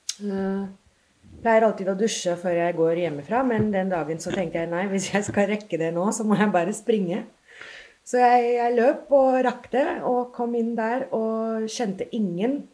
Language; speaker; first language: Norwegian; non-native, fluent; English